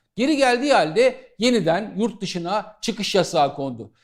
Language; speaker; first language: Turkish; native; Turkish